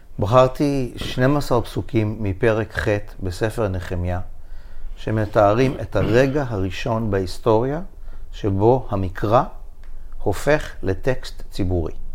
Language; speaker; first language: Hebrew; native; Hebrew